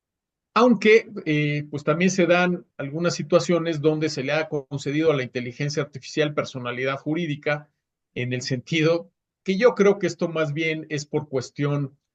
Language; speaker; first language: Spanish; native; Spanish